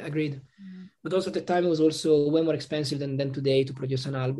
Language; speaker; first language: English; non-native, fluent; Italian